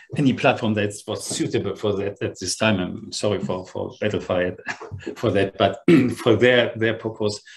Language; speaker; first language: English; non-native, fluent; German